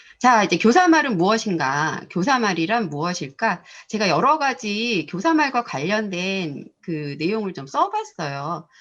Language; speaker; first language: Korean; native; Korean